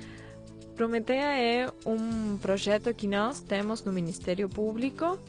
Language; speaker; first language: Portuguese; non-native, fluent; Spanish